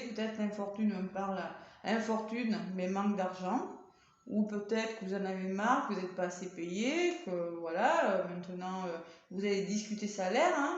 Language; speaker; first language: French; native; French